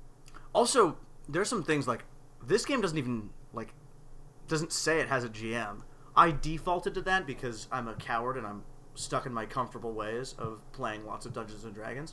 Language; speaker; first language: English; native; English